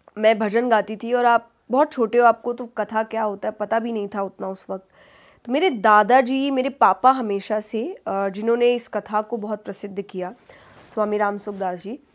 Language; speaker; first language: Hindi; native; Hindi